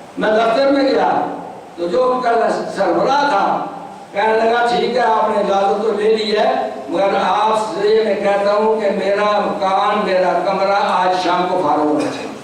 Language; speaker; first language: Urdu; non-native, local second language; Northern Hindko